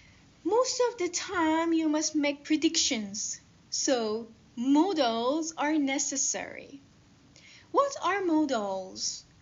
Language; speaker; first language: English; non-native, fluent; Persian